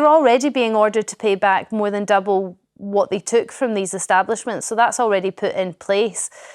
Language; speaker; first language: English; native; English